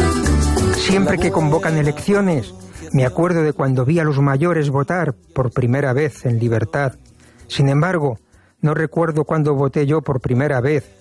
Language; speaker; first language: Spanish; native; Spanish